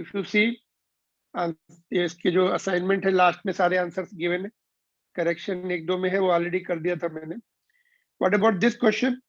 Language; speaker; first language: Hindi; non-native, local second language; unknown